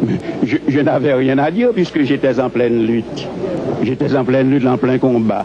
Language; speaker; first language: French; non-native, local second language; Haitian Creole